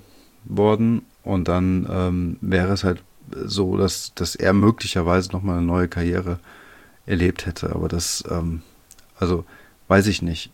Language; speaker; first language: German; native; German